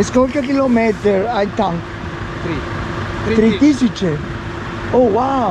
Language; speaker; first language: Russian; non-native, learner; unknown